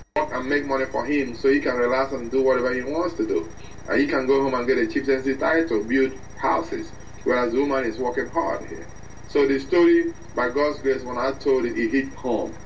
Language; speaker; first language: English; non-native, local second language; Igbo